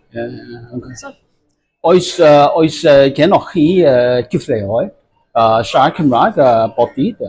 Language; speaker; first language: Welsh; non-native, learner; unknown